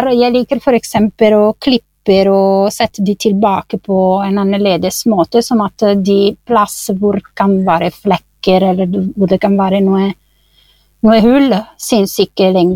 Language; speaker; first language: Norwegian; non-native, fluent; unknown